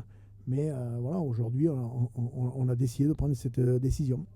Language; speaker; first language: French; native; French